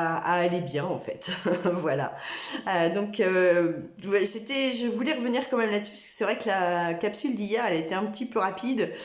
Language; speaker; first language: French; native; French